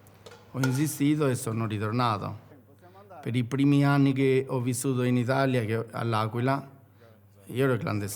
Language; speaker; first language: Italian; non-native, fluent; Albanian